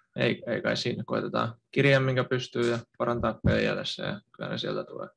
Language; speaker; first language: Finnish; native; Finnish